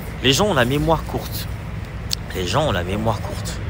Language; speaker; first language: French; native; French